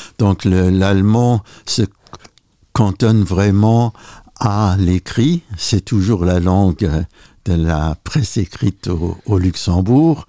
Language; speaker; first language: French; non-native, local second language; Luxembourgish